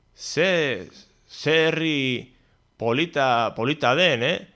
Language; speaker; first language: Basque; non-native, learner; Spanish